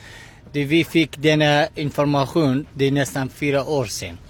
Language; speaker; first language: Swedish; non-native, learner; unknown